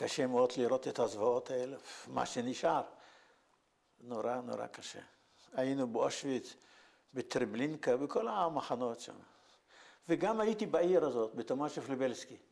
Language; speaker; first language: Hebrew; non-native, fluent; Yiddish